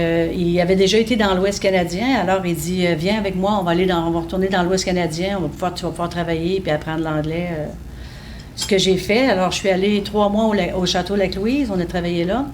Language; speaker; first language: French; native; French